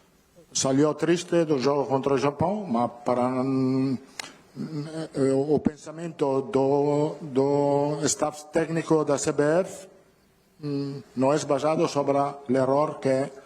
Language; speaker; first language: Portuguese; non-native, learner; Italian